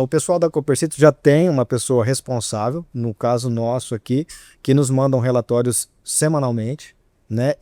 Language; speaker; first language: Portuguese; native; Portuguese